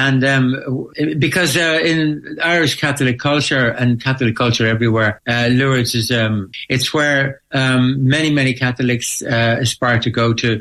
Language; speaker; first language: English; native; English